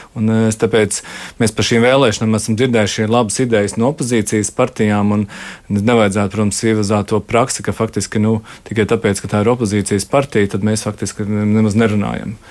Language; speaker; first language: Latvian; native; Latvian